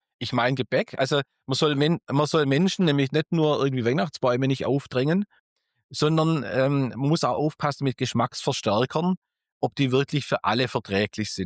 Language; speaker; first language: German; native; German